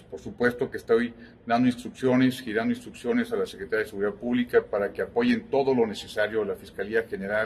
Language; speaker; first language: Spanish; native; Spanish